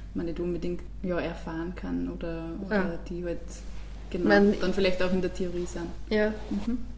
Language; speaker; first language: German; native; German